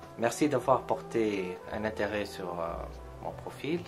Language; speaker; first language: French; non-native, local second language; Arabic